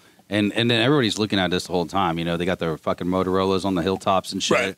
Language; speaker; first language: English; native; English